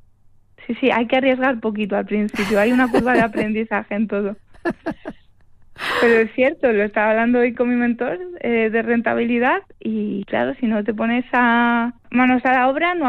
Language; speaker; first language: Spanish; native; Spanish